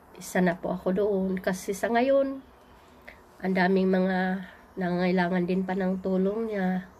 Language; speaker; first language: Filipino; native; Filipino